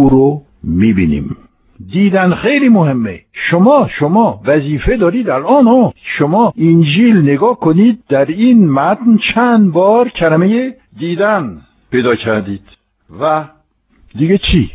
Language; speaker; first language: Persian; non-native, fluent; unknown